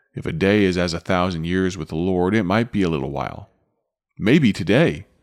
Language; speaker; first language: English; native; English